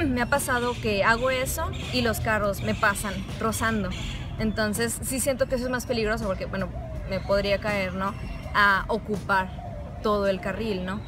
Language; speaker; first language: Spanish; native; Spanish